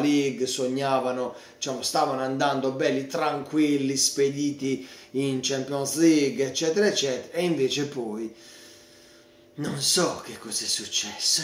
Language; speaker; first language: Italian; native; Italian